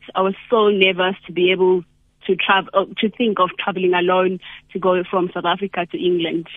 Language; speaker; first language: English; non-native, local second language; Zulu